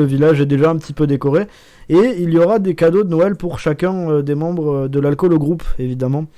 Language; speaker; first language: French; native; French